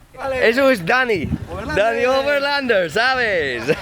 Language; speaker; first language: Spanish; non-native, learner; English